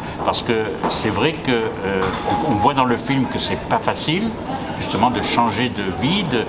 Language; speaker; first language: French; native; French